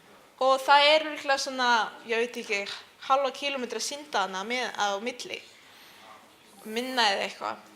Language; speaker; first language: Icelandic; early bilingual, other home language; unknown